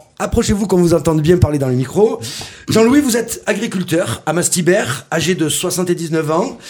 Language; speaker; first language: French; native; French